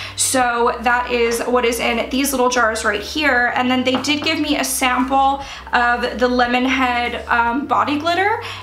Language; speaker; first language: English; native; English